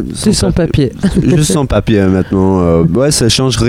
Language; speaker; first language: French; non-native, learner; English